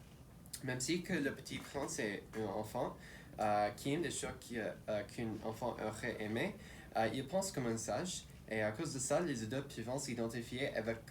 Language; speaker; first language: French; non-native, local second language; English